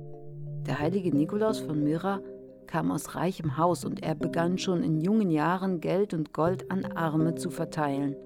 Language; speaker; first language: German; native; German